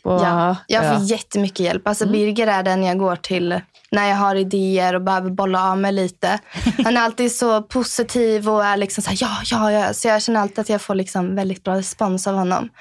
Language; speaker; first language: Swedish; native; Swedish